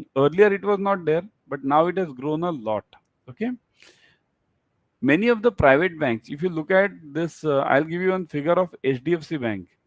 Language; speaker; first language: English; non-native, local second language; Hindi